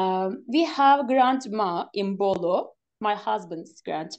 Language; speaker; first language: English; non-native, learner; Turkish